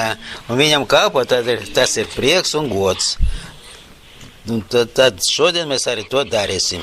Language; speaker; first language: Latvian; non-native, local second language; Russian